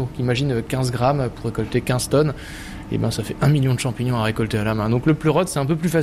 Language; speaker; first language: French; native; French